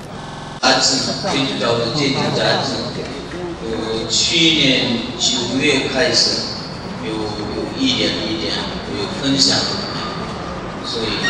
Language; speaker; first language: Chinese; non-native, learner; Korean